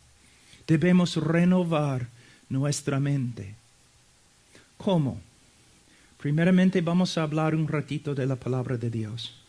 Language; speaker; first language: Spanish; non-native, fluent; English